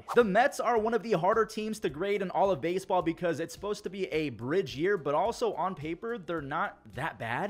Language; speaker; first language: English; native; English